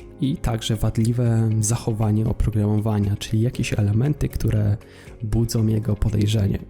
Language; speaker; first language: Polish; native; Polish